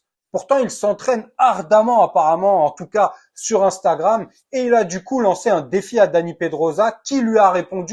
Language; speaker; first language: French; native; French